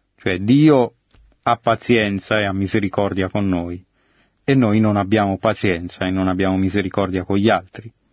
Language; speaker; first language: Italian; native; Italian